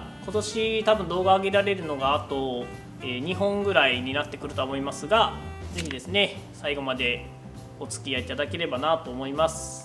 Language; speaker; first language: Japanese; native; Japanese